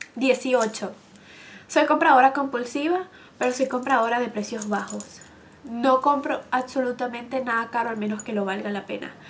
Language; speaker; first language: Spanish; native; Spanish